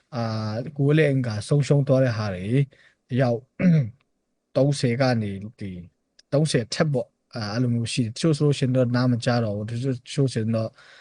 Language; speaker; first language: Burmese; non-native, local second language; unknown